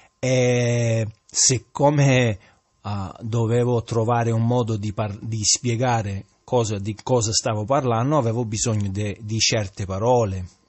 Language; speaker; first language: Italian; non-native, fluent; English